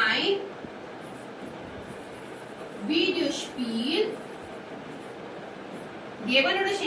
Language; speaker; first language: German; non-native, fluent; Hindi